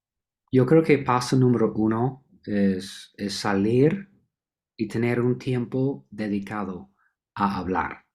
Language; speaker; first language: Spanish; non-native, fluent; English